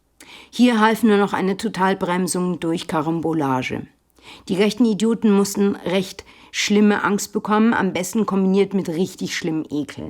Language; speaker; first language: German; native; German